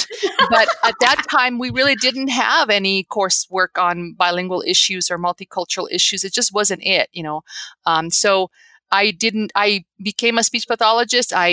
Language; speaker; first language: English; early bilingual, other home language; Spanish